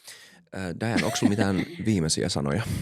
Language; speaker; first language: Finnish; native; Finnish